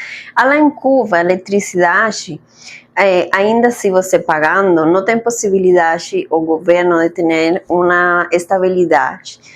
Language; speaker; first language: Portuguese; non-native, fluent; Spanish